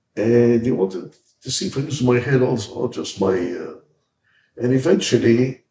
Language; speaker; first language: English; early bilingual, other home language; Hebrew